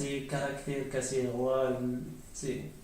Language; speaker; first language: Spanish; early bilingual, other home language; Arabic